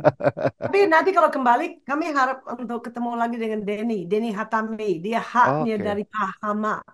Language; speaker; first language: Indonesian; non-native, fluent; English